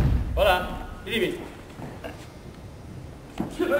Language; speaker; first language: French; non-native, learner; Romanian